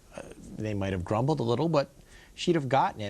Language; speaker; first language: English; native; English